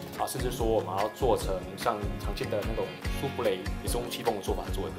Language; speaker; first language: Chinese; native; Chinese